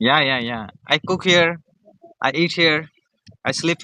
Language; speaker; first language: English; non-native, fluent; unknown